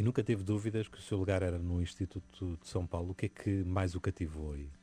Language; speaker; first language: Portuguese; native; Portuguese